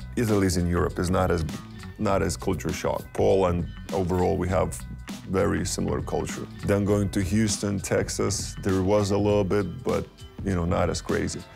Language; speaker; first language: English; non-native, fluent; Lithuanian